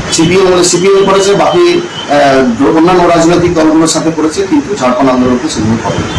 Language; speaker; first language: Bangla; non-native, local second language; Santali